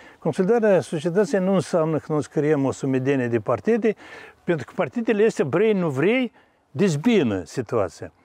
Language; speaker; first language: Romanian; native; Romanian